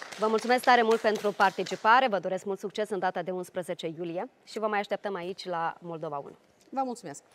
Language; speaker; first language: Romanian; native; Romanian